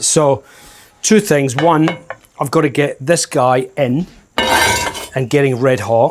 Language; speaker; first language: English; native; English